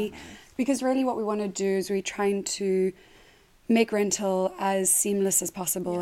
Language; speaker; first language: English; native; English